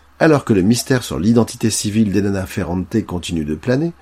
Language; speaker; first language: French; native; French